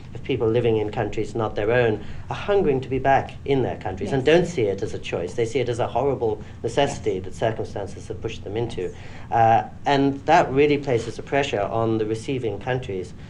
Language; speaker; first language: English; native; English